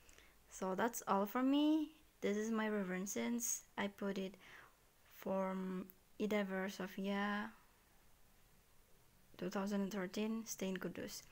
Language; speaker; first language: English; non-native, learner; Indonesian